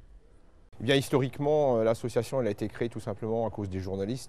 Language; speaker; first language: French; native; French